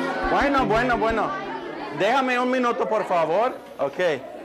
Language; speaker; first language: Spanish; non-native, fluent; English